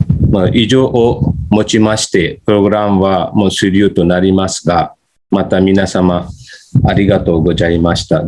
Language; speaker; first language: Japanese; non-native, fluent; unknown